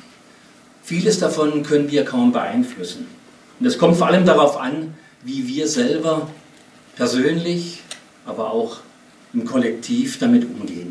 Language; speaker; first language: German; native; German